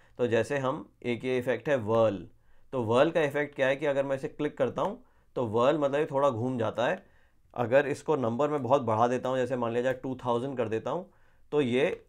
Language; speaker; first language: Hindi; native; Hindi